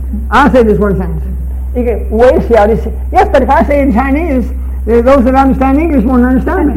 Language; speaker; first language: English; early bilingual, other home language; Chinese